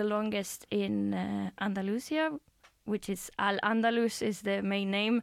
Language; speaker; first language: English; non-native, fluent; Spanish